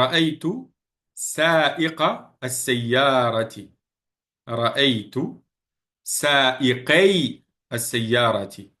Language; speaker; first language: Arabic; non-native, fluent; French